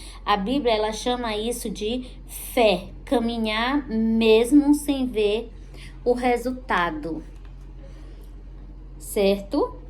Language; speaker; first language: Portuguese; native; Portuguese